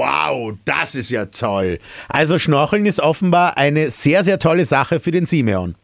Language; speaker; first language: German; native; German